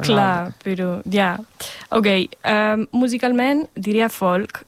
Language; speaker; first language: Catalan; non-native, fluent; German